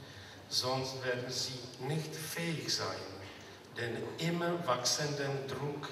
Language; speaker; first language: German; non-native, fluent; Czech